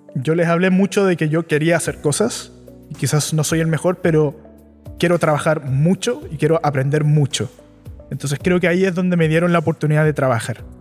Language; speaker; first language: Spanish; native; Spanish